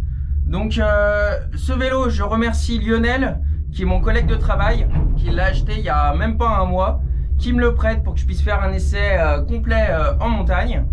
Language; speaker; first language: French; native; French